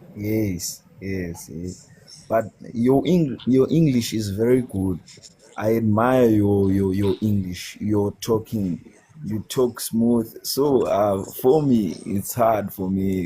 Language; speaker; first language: English; non-native, learner; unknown